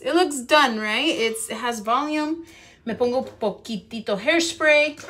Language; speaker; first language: English; early bilingual, other home language; Spanish